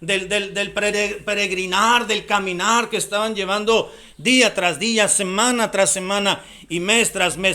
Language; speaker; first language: Spanish; native; Spanish